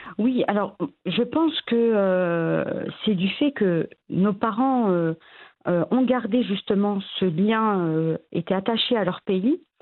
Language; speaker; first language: French; early bilingual, other home language; Arabic